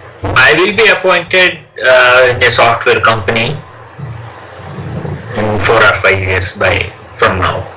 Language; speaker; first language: English; non-native, learner; Telugu